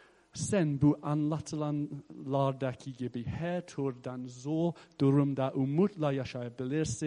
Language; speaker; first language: Turkish; non-native, fluent; English